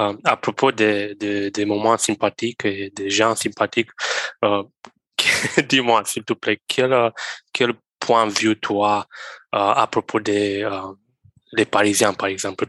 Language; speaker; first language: French; non-native, learner; Romanian